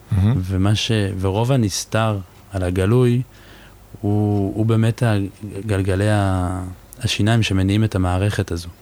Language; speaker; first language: Hebrew; native; Hebrew